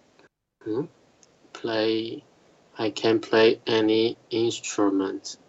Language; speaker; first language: English; non-native, learner; Chinese